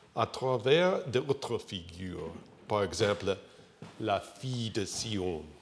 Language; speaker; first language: French; non-native, learner; English